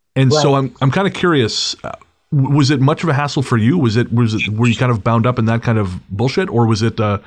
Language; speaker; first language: English; native; English